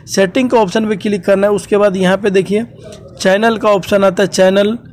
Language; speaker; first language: Hindi; native; Hindi